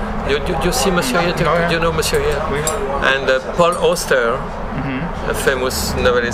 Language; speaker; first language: English; non-native, learner; French